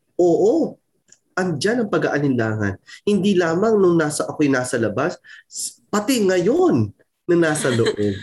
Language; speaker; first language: Filipino; non-native, local second language; Pampanga